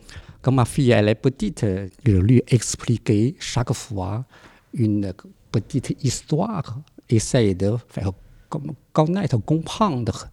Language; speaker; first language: French; non-native, fluent; Chinese